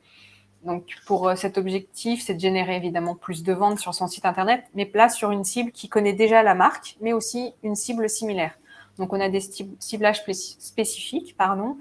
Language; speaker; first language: French; native; French